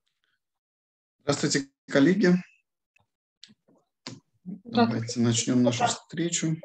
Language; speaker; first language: Russian; native; Russian